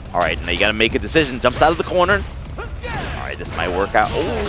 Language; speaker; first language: English; native; English